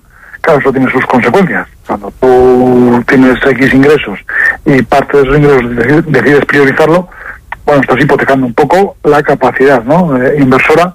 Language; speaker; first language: Spanish; native; Spanish